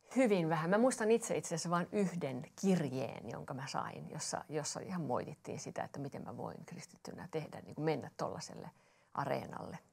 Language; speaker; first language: Finnish; native; Finnish